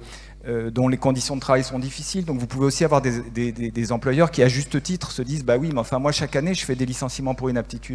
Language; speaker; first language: French; native; French